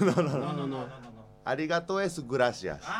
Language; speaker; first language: Spanish; non-native, learner; Japanese